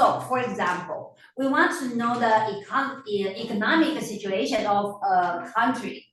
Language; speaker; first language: English; non-native, fluent; Chinese